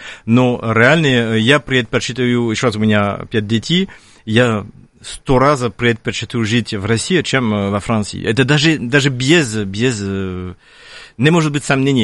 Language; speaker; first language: Russian; non-native, fluent; French